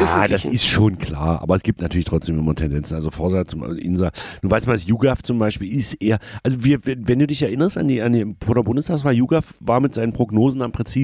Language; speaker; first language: German; native; German